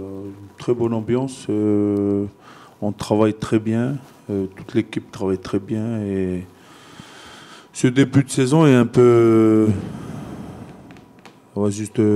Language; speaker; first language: French; non-native, fluent; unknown